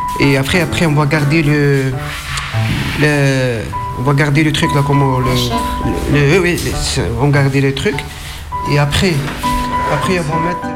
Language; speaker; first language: French; non-native, learner; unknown